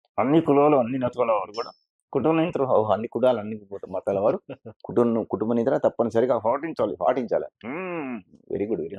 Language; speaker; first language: Telugu; non-native, local second language; Lambadi